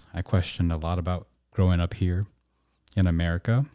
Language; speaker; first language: English; native; English